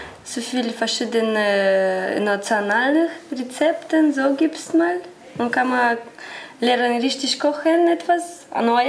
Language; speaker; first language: German; non-native, learner; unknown